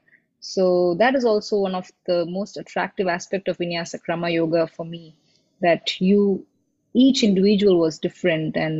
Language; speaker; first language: English; non-native, local second language; Tamil